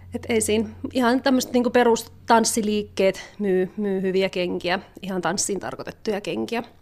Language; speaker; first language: Finnish; native; Finnish